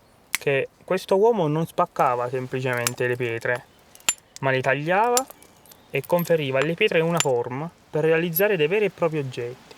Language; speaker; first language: Italian; native; Italian